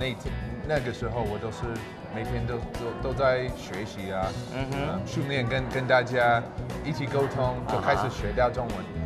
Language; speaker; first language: Chinese; non-native, fluent; English